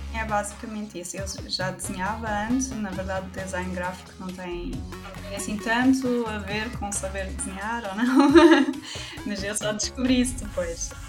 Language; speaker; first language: Portuguese; non-native, local second language; German